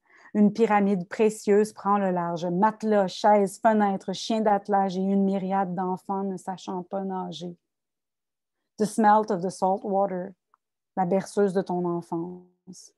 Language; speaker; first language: French; native; French